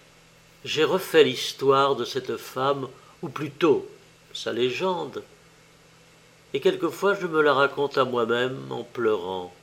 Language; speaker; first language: French; native; French